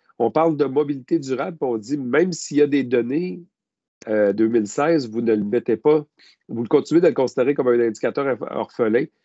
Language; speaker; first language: French; native; French